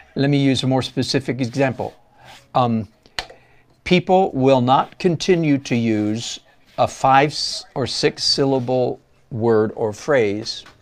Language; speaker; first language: English; native; English